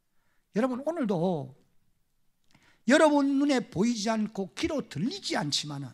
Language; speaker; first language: Korean; native; Korean